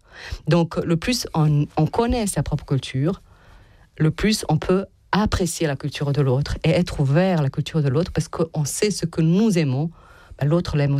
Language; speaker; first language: French; non-native, fluent; Serbian